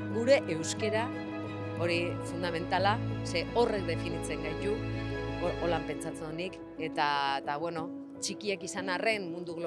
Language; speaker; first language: Basque; native; Basque